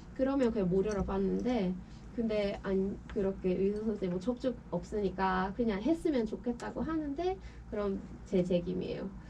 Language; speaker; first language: Korean; non-native, fluent; Persian